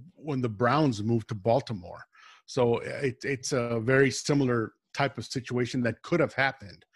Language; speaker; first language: English; native; English